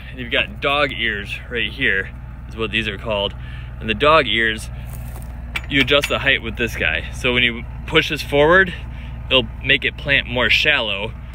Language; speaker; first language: English; native; English